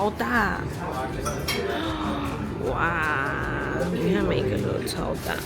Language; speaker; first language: Chinese; non-native, fluent; Serbian